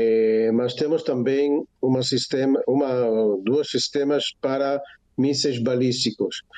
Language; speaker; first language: Portuguese; non-native, fluent; Hebrew